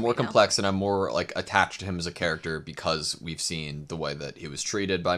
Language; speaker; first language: English; native; English